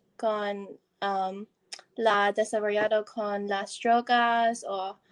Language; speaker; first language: Spanish; non-native, learner; English